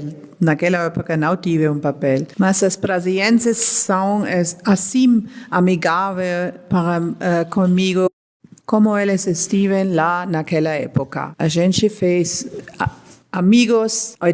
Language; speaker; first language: Portuguese; non-native, learner; German